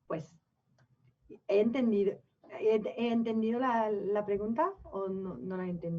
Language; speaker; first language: Spanish; non-native, fluent; French